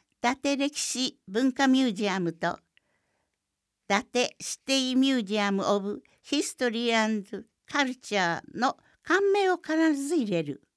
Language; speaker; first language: Japanese; native; Japanese